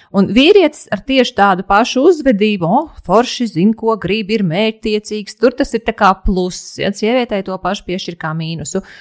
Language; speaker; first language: Latvian; native; Latvian